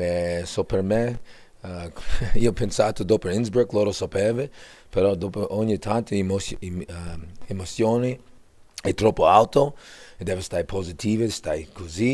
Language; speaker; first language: Italian; non-native, learner; English